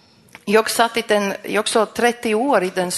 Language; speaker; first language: Swedish; non-native, fluent; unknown